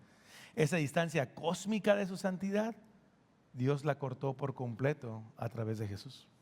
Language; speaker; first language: Spanish; native; Spanish